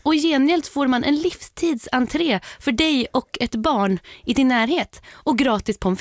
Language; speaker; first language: Swedish; native; Swedish